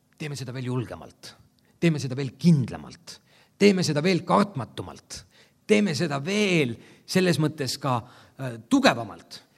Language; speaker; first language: Estonian; native; Estonian